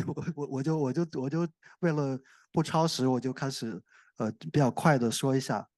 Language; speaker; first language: Chinese; native; Chinese